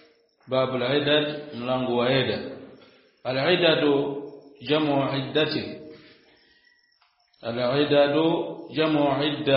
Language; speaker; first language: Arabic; non-native, fluent; Swahili